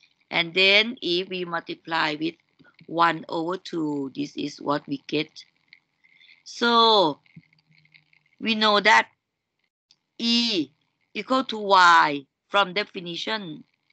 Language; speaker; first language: English; non-native, fluent; Thai